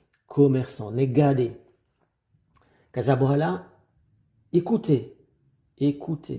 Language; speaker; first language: Amharic; non-native, fluent; French